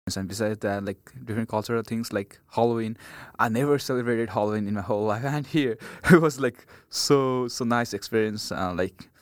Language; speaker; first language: English; non-native, local second language; Nepali